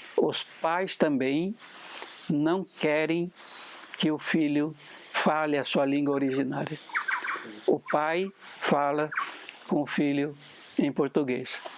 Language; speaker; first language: Portuguese; non-native, local second language; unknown